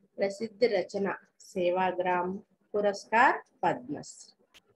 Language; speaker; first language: Hindi; non-native, local second language; Telugu